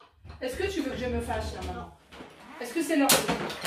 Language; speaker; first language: French; native; French